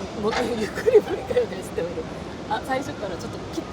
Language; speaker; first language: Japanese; non-native, fluent; Korean